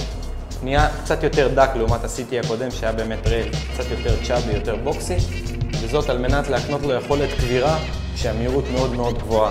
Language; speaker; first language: Hebrew; native; Hebrew